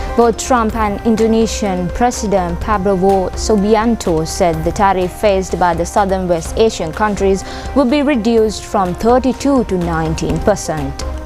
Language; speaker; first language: English; non-native, local second language; Sinhala